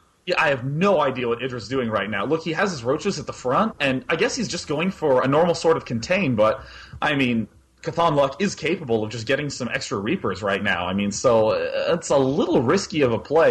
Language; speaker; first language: English; native; English